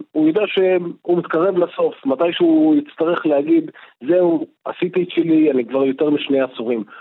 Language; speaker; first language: Hebrew; non-native, local second language; Arabic